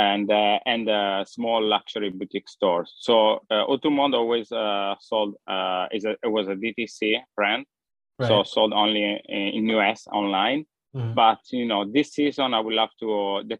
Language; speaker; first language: English; non-native, fluent; Italian